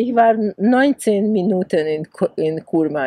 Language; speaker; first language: German; non-native, fluent; Hungarian